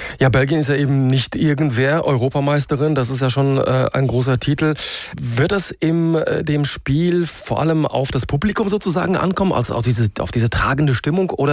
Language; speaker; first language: German; native; German